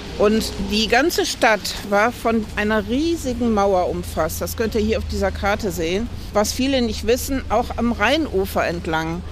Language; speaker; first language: German; native; German